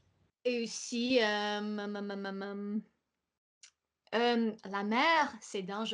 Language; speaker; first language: French; non-native, fluent; English